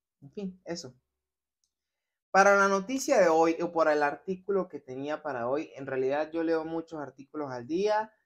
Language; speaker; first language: Spanish; native; Spanish